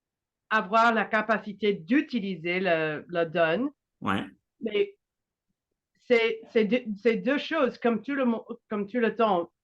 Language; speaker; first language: French; non-native, learner; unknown